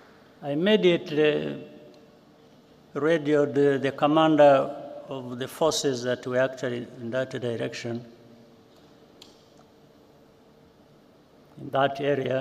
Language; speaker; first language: English; non-native, local second language; Kinyarwanda